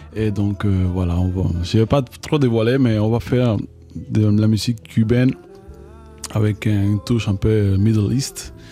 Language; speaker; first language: French; non-native, fluent; Spanish